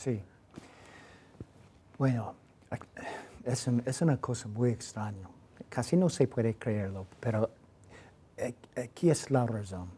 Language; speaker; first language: Spanish; non-native, fluent; English